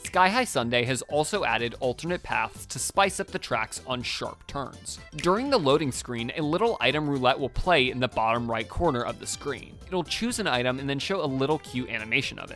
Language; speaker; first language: English; native; English